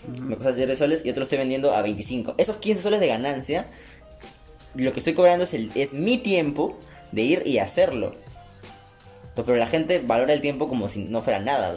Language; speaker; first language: Spanish; native; Spanish